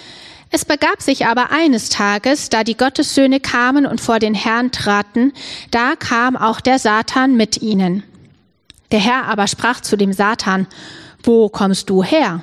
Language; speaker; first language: German; native; German